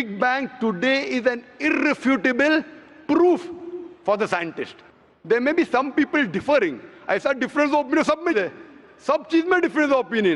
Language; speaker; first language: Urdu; non-native, local second language; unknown